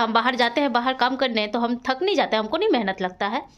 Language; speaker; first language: Hindi; non-native, local second language; Bangla